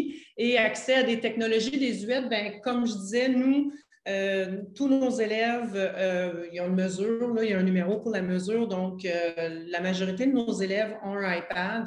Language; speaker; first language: French; native; French